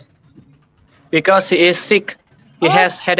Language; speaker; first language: English; non-native, learner; Indonesian